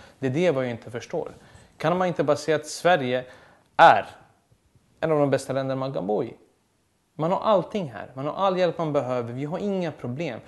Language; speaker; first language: Swedish; early bilingual, other home language; Serbian